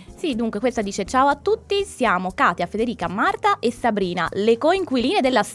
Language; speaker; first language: Italian; native; Italian